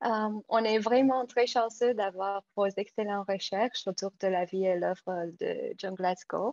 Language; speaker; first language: French; non-native, fluent; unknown